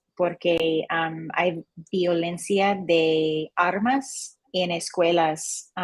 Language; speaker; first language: Spanish; non-native, learner; English